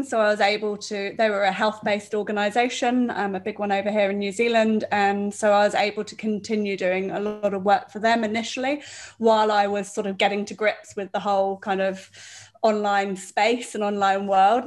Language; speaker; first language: English; native; English